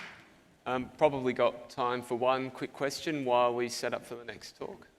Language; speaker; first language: English; native; English